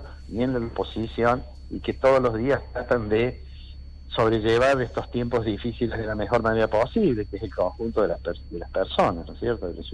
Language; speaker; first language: Spanish; native; Spanish